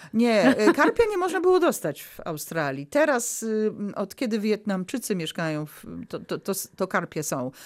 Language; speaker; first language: Polish; early bilingual, heritage; Polish